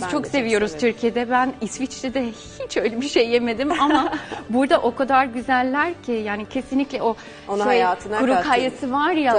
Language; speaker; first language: Turkish; non-native, fluent; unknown